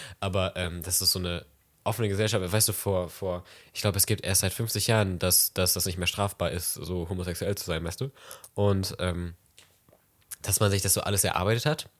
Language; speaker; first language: German; native; German